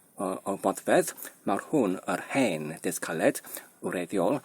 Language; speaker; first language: Welsh; non-native, learner; Polish